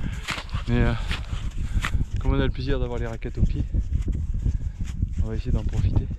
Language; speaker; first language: French; native; French